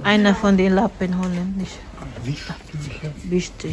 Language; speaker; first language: German; non-native, learner; Cebuano